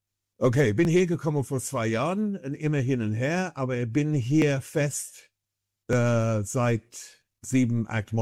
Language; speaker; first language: German; non-native, fluent; English